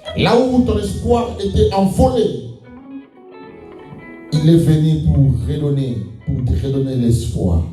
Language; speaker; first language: French; non-native, local second language; Lingala